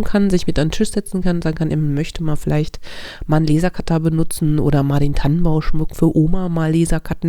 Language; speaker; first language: German; native; German